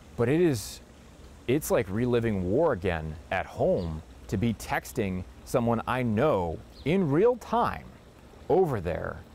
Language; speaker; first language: English; native; English